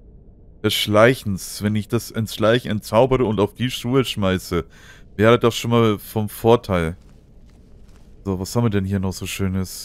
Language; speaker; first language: German; native; German